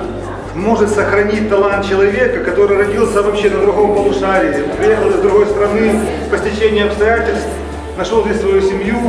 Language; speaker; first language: Russian; native; Russian